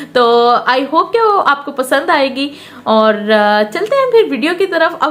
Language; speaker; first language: Urdu; native; Urdu